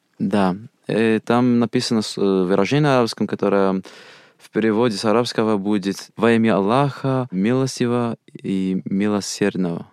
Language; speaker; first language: Russian; non-native, fluent; Arabic